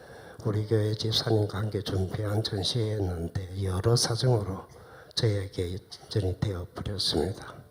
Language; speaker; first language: Korean; native; Korean